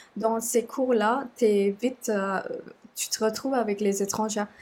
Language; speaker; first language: French; non-native, fluent; Sinhala